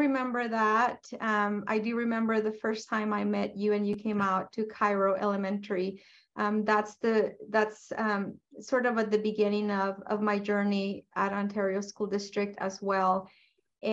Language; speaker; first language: English; non-native, fluent; Spanish